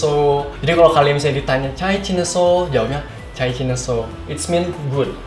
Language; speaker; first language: Indonesian; native; Indonesian